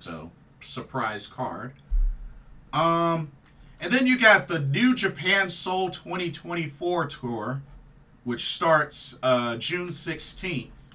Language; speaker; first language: English; native; English